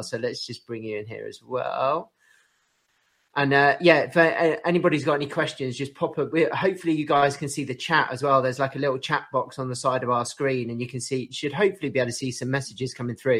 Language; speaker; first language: English; native; English